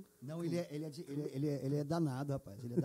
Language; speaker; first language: Portuguese; native; Portuguese